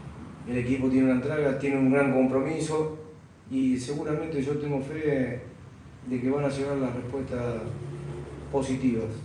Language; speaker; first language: Spanish; native; Spanish